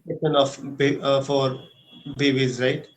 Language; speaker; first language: English; non-native, learner; Hindi